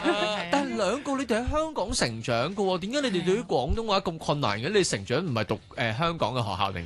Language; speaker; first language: Cantonese; native; Cantonese